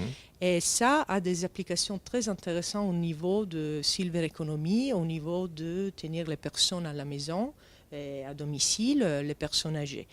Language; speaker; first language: French; non-native, fluent; Italian